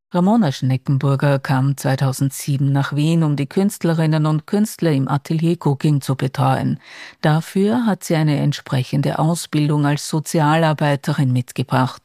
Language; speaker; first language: German; native; German